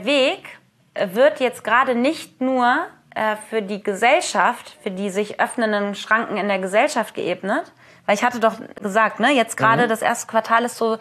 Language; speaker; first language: German; native; German